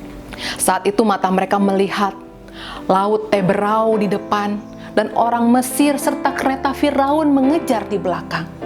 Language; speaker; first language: Indonesian; native; Indonesian